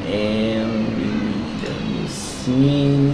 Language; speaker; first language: English; non-native, fluent; Portuguese